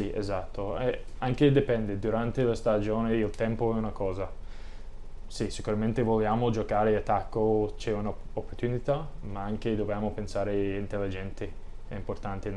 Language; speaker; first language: Italian; non-native, learner; English